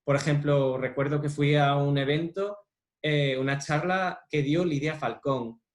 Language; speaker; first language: Spanish; non-native, fluent; English